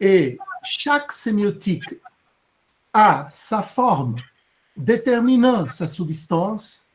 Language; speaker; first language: French; non-native, fluent; Portuguese